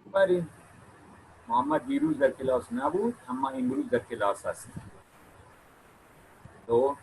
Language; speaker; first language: Persian; non-native, fluent; Urdu